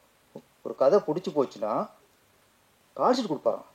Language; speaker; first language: Tamil; native; Tamil